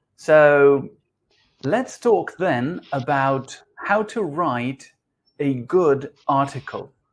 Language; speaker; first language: English; non-native, fluent; Spanish